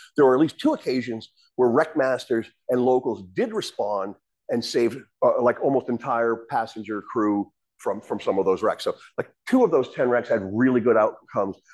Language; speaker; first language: English; native; English